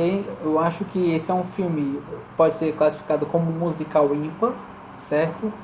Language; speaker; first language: Portuguese; native; Portuguese